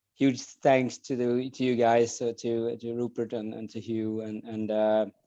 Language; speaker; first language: English; non-native, fluent; Swedish